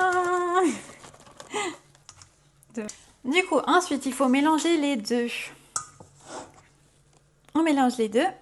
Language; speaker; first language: French; native; French